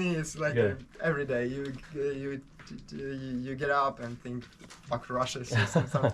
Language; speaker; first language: English; non-native, learner; Ukrainian